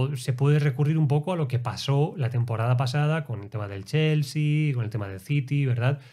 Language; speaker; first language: Spanish; native; Spanish